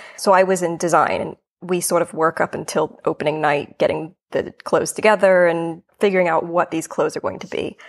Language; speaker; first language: English; native; English